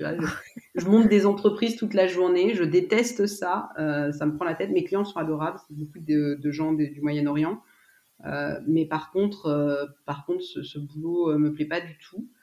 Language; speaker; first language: French; native; French